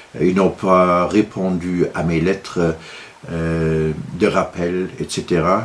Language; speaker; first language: French; non-native, local second language; Luxembourgish